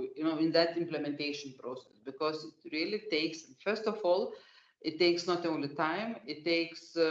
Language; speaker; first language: English; non-native, fluent; Lithuanian